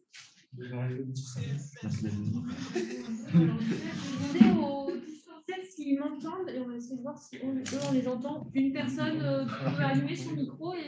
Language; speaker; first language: French; native; French